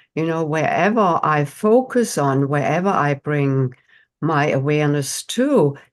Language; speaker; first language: English; non-native, fluent; German